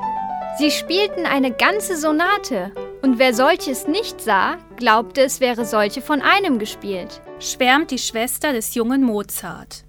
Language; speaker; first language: German; native; German